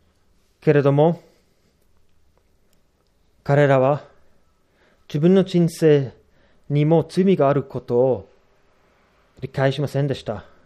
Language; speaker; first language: Japanese; non-native, fluent; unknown